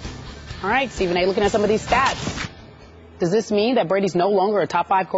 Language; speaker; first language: English; native; English